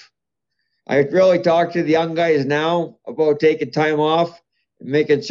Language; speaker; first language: English; native; English